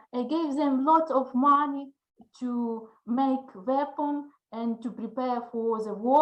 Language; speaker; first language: English; non-native, learner; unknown